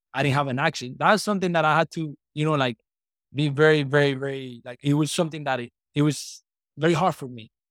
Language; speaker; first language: English; non-native, fluent; Spanish